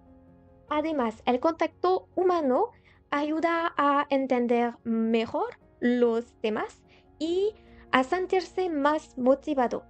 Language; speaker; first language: Spanish; non-native, learner; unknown